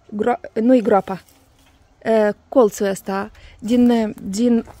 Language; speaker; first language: Romanian; non-native, learner; Russian